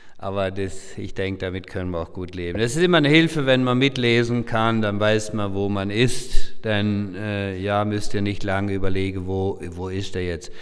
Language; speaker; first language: German; non-native, local second language; Low German